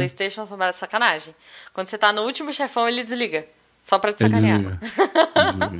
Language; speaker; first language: Portuguese; native; Portuguese